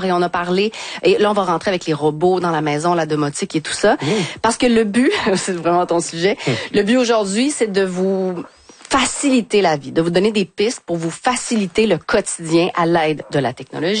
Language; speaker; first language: French; native; French